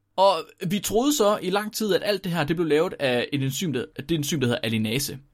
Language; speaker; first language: Danish; native; Danish